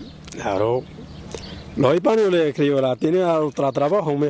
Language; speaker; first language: Spanish; non-native, learner; Arabic